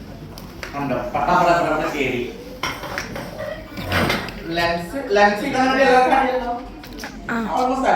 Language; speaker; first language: Malayalam; non-native, local second language; Assamese